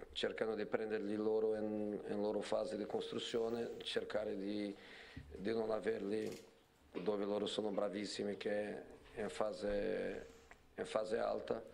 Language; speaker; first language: Italian; non-native, fluent; Portuguese